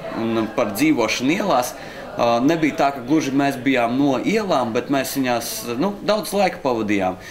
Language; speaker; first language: Latvian; native; Latvian